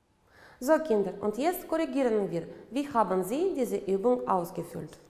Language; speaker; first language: German; non-native, fluent; Uzbek